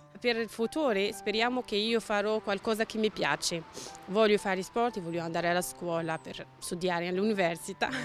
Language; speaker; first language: Italian; non-native, learner; Arabic